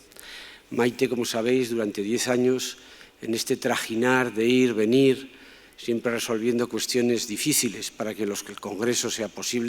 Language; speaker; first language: Spanish; native; Spanish